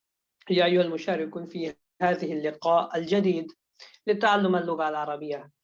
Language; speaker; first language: Arabic; non-native, fluent; Urdu